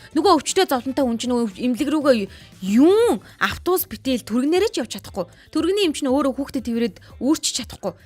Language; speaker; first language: Mongolian; native; Mongolian